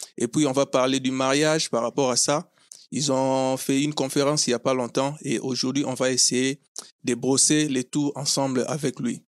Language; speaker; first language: French; non-native, local second language; Lingala